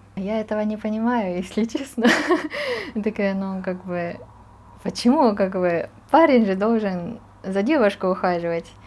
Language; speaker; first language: Russian; non-native, fluent; Japanese